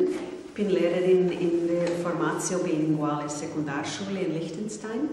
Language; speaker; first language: German; non-native, fluent; English